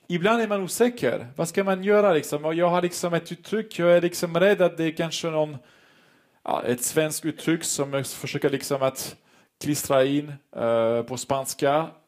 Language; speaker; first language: Swedish; non-native, fluent; French